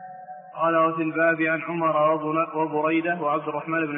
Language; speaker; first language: Arabic; native; Arabic